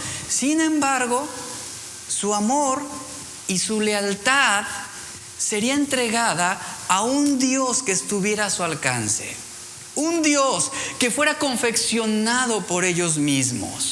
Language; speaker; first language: Spanish; native; Spanish